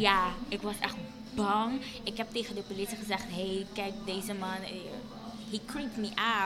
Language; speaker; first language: Dutch; non-native, fluent; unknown